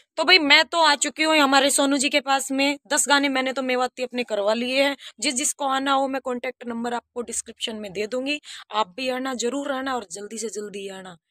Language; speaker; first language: Hindi; native; Hindi